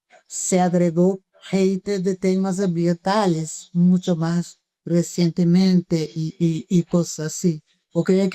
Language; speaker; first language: Spanish; non-native, fluent; Portuguese